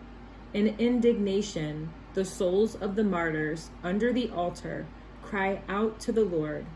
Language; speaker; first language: English; native; English